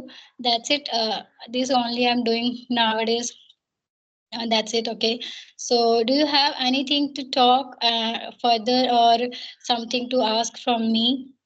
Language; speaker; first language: English; non-native, learner; Hindi